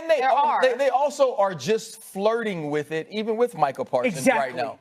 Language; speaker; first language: English; native; English